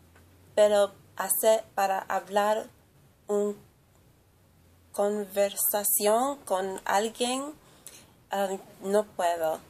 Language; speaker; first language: Spanish; early bilingual, heritage; English